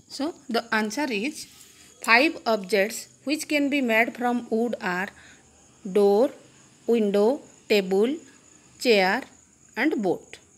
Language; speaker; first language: English; non-native, local second language; Odia